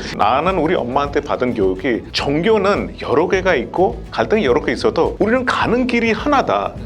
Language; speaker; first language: Korean; non-native, fluent; Hindi